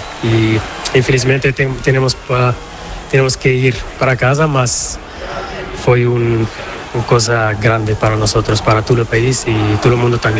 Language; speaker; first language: Spanish; non-native, learner; Portuguese